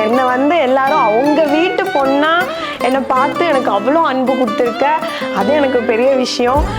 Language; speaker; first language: Tamil; non-native, local second language; Malayalam